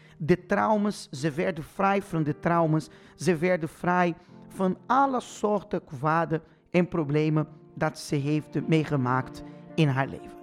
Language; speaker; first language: Dutch; non-native, fluent; Portuguese